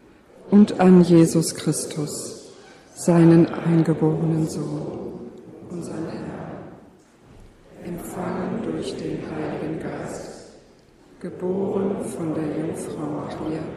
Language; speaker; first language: German; native; German